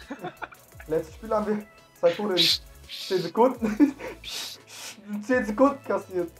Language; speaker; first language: German; native; German